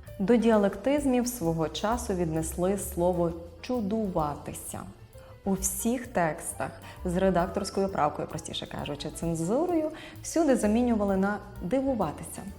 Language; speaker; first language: Ukrainian; native; Ukrainian